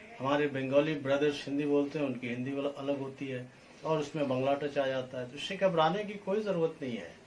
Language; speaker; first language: Hindi; native; Hindi